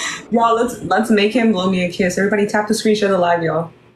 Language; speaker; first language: English; early bilingual, other home language; Spanish